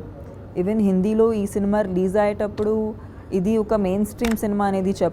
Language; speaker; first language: Telugu; non-native, fluent; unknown